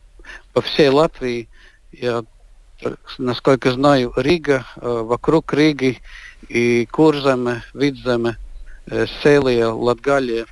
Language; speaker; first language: Russian; non-native, local second language; Latvian